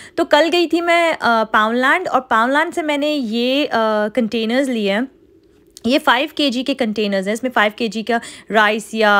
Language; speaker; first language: Urdu; native; Urdu